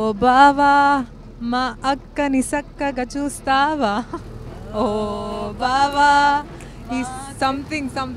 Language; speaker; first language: Telugu; non-native, fluent; Hindi